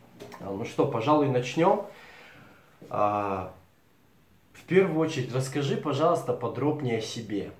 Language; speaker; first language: Russian; native; Russian